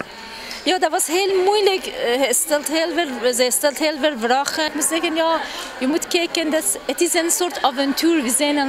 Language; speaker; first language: Dutch; non-native, fluent; Persian